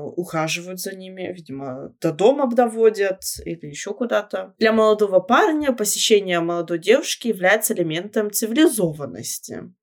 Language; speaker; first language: Russian; native; Russian